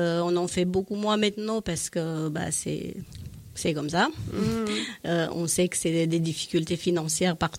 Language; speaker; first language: French; native; French